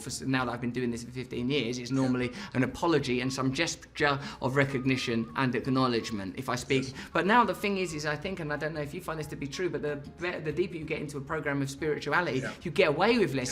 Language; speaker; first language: English; native; English